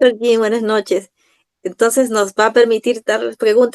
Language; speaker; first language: Spanish; native; Spanish